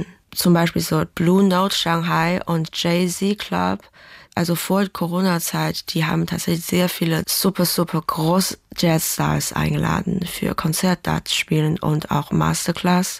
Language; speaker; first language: German; non-native, fluent; Chinese